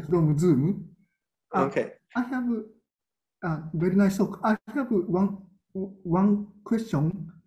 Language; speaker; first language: English; non-native, learner; Japanese